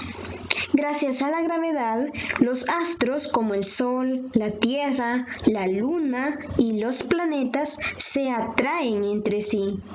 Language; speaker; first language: Spanish; native; Spanish